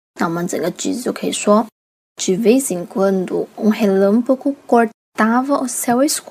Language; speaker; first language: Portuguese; non-native, fluent; Chinese